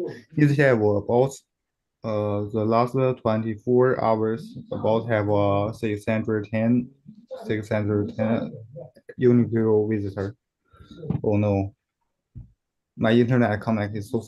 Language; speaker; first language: English; non-native, learner; Chinese